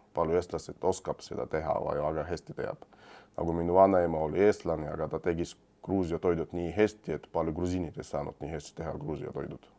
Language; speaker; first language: Estonian; non-native, fluent; Georgian